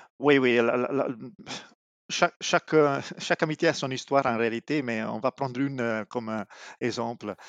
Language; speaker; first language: French; non-native, fluent; Italian